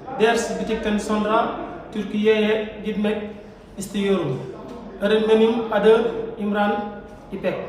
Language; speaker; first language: Turkish; non-native, learner; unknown